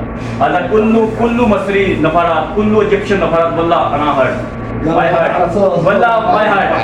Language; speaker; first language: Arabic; non-native, learner; Urdu